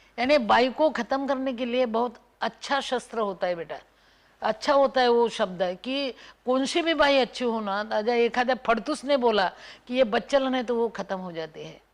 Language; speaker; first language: Hindi; non-native, local second language; Marathi